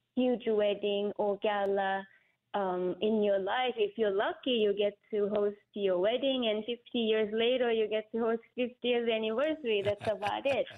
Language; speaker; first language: English; non-native, fluent; Korean